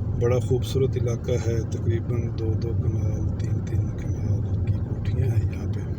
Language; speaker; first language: Urdu; non-native, local second language; Punjabi